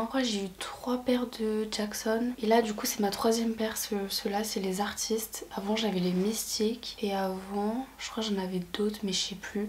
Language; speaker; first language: French; native; French